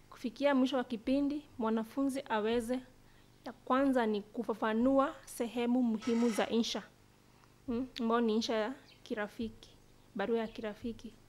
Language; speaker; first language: Swahili; non-native, local second language; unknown